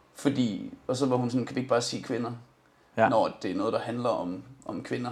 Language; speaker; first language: Danish; early bilingual, other home language; Persian